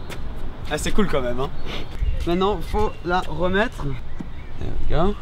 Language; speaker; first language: French; native; French